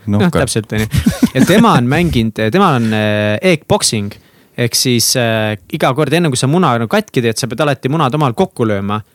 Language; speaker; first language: Estonian; native; Estonian